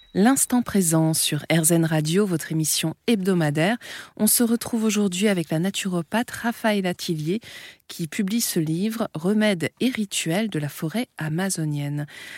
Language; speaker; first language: French; native; French